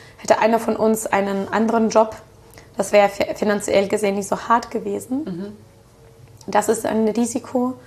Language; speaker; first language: German; non-native, fluent; Russian